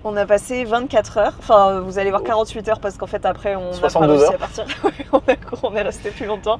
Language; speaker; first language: French; native; French